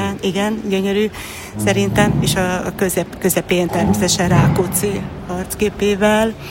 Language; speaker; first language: Hungarian; native; Hungarian